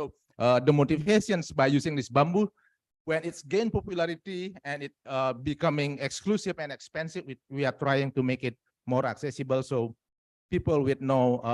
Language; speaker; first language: English; non-native, fluent; Indonesian